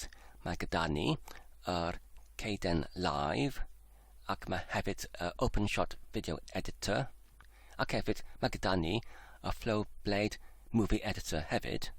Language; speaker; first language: Welsh; non-native, learner; English